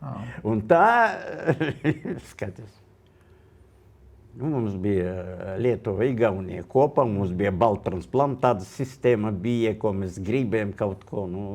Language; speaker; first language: Latvian; non-native, local second language; Russian